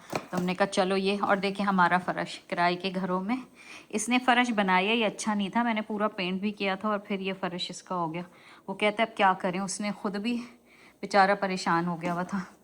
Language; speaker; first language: Urdu; native; Urdu